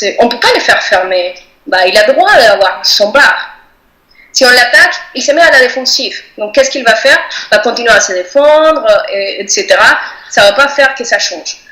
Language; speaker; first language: French; non-native, fluent; Spanish